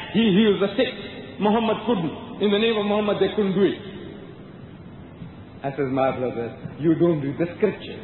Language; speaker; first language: English; early bilingual, other home language; Gujarati